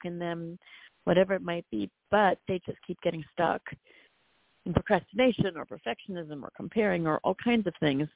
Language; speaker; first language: English; native; English